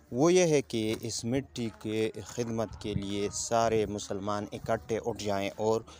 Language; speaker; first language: Urdu; non-native, local second language; Pashto